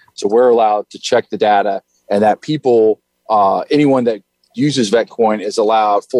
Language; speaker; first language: English; native; English